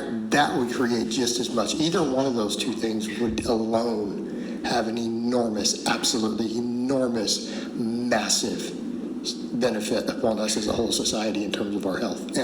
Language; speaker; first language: English; native; English